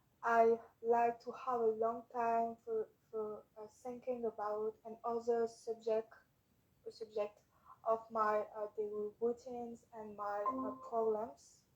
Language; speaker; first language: English; non-native, learner; French